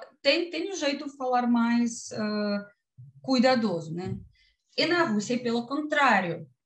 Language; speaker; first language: Portuguese; non-native, learner; Russian